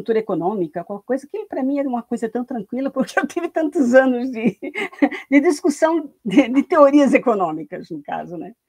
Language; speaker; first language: Portuguese; native; Portuguese